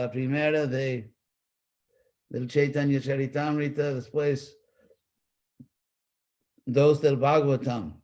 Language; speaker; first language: Spanish; non-native, fluent; English